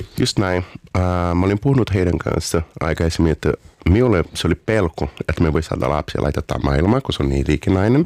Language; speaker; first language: Finnish; non-native, fluent; Portuguese